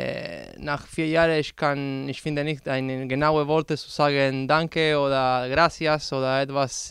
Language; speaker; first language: German; non-native, learner; Spanish